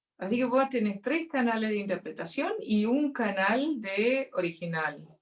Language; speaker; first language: Spanish; non-native, fluent; English